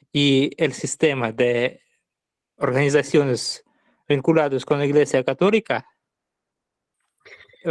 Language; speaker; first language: Spanish; non-native, learner; Russian